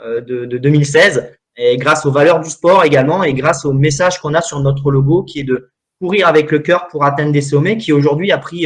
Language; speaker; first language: French; native; French